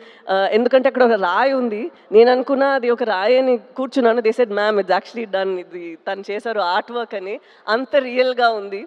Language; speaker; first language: Telugu; non-native, local second language; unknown